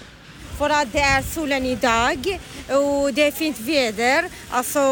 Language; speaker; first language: Swedish; non-native, learner; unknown